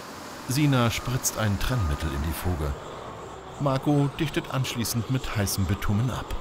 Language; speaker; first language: German; native; German